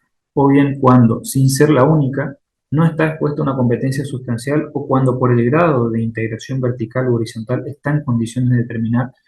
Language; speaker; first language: Spanish; native; Spanish